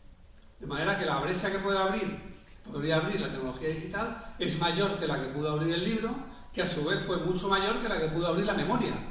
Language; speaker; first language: Spanish; native; Spanish